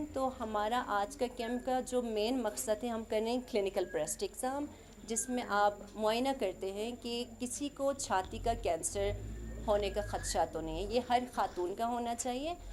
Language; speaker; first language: Urdu; non-native, local second language; Khowar